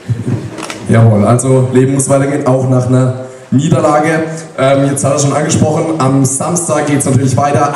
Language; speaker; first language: German; native; German